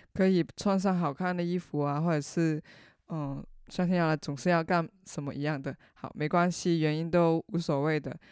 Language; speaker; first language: Chinese; non-native, local second language; Cantonese